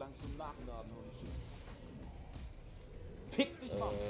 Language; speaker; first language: German; native; German